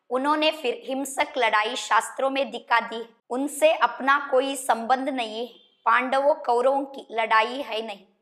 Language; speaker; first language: Hindi; non-native, local second language; Kannada